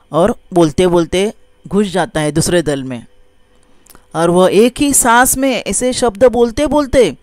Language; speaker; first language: Hindi; non-native, local second language; Marathi